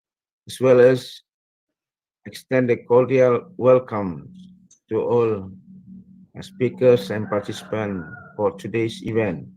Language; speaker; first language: English; non-native, fluent; Indonesian